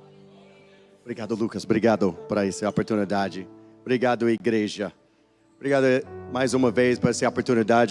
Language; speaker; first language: Portuguese; non-native, learner; English